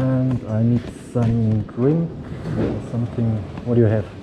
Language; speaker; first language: English; non-native, fluent; German